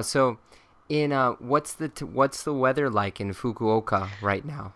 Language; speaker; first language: English; native; English